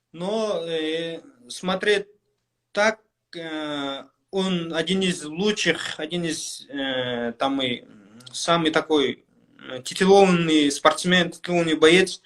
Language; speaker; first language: Russian; non-native, local second language; Kyrgyz